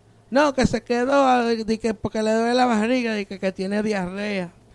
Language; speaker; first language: Spanish; early bilingual, heritage; Spanish